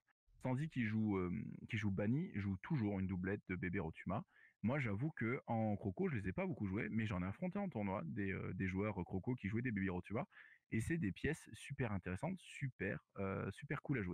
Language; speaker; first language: French; native; French